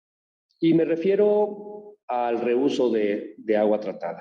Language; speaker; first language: Spanish; native; Spanish